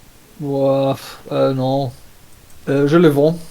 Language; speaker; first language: French; non-native, learner; German